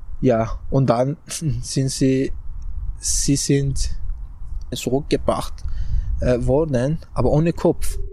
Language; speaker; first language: German; non-native, fluent; Persian